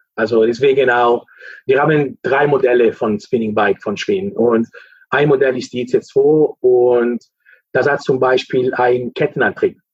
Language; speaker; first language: German; non-native, fluent; Italian